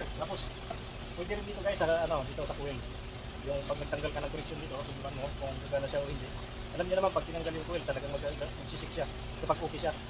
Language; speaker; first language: Filipino; non-native, local second language; Cebuano